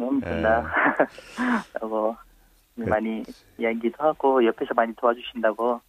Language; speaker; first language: Korean; non-native, fluent; Nepali